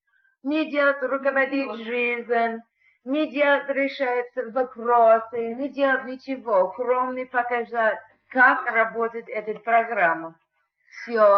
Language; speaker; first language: Russian; non-native, learner; English